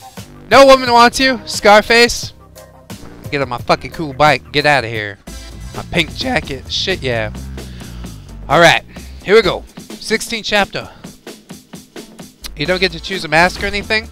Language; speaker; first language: English; native; English